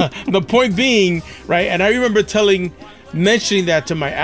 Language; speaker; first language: English; early bilingual, other home language; Spanish